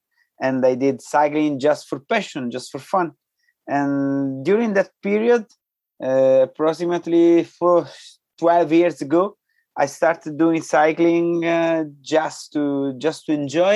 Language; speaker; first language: English; non-native, fluent; Italian